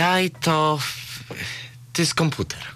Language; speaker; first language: Polish; early bilingual, heritage; Polish